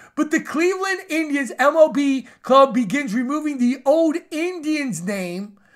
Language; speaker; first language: English; native; English